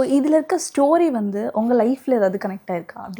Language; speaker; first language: Tamil; native; Tamil